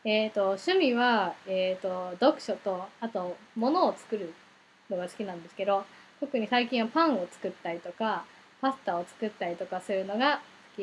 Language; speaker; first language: Japanese; early bilingual, heritage; Japanese